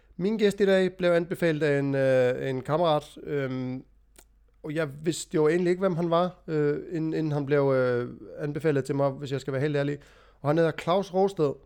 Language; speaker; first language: Danish; native; Danish